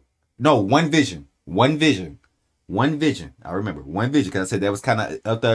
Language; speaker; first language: English; native; English